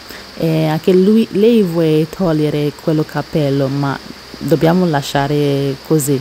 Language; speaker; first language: Italian; non-native, learner; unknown